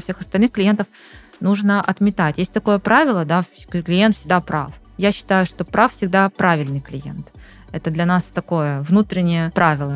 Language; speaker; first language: Russian; native; Russian